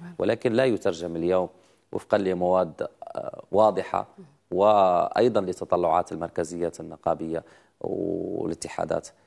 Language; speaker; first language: Arabic; native; Arabic